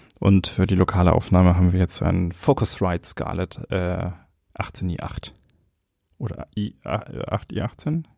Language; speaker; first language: German; native; German